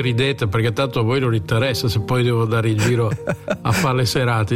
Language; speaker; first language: Italian; native; Italian